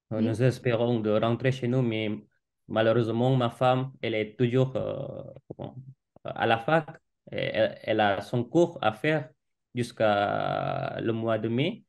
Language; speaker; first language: French; non-native, fluent; Indonesian